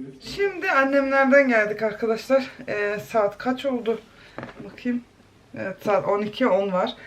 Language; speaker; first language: Turkish; early bilingual, heritage; Turkish